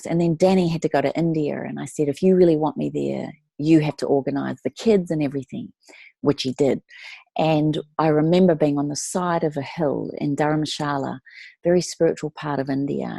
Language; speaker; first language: English; native; English